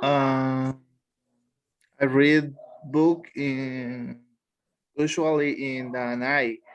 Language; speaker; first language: English; non-native, learner; Spanish